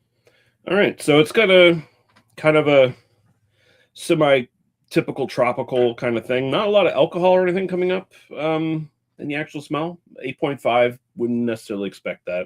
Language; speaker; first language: English; native; English